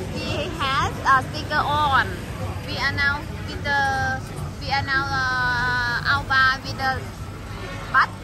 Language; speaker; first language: English; non-native, learner; Thai